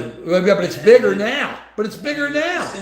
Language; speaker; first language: English; native; English